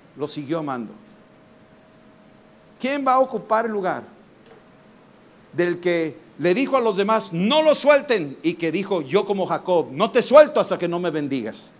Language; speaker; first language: Spanish; native; Spanish